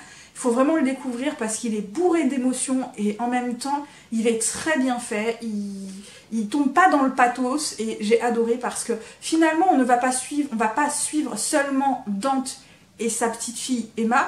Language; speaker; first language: French; native; French